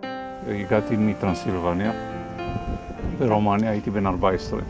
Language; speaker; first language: Hebrew; non-native, fluent; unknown